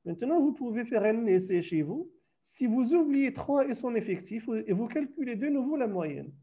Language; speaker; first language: French; non-native, local second language; Arabic